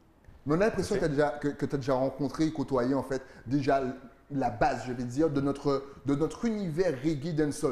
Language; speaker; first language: French; native; French